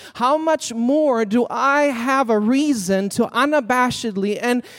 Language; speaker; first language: English; non-native, fluent; Swedish